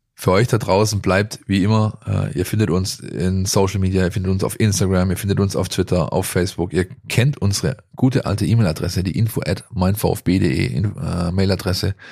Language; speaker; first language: German; native; German